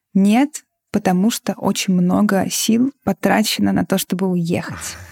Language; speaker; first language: Russian; native; Russian